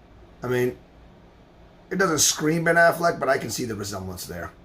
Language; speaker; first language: English; native; English